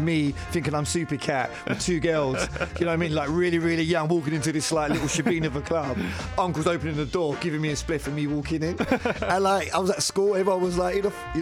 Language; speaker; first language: English; native; English